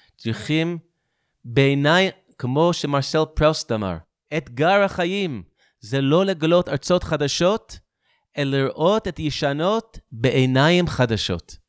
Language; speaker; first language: Hebrew; non-native, fluent; English